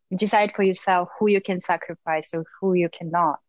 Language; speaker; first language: English; non-native, fluent; Russian